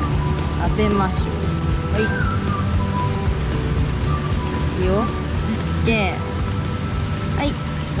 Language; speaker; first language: Japanese; native; Japanese